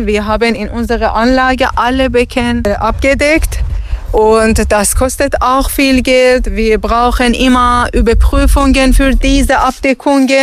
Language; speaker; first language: German; non-native, learner; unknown